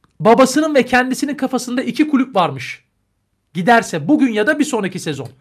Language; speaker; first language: Turkish; native; Turkish